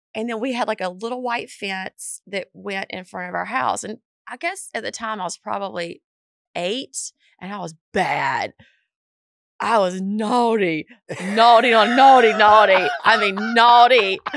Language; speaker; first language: English; native; English